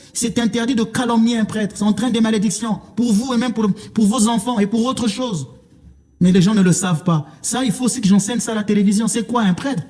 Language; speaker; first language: French; non-native, local second language; Lingala